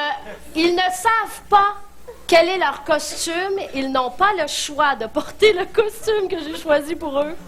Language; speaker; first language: French; native; French